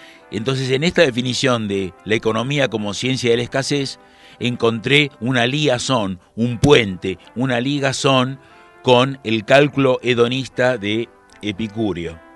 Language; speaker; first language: Spanish; native; Spanish